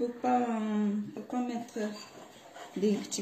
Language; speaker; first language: French; non-native, fluent; Japanese